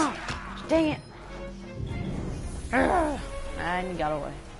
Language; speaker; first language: English; native; English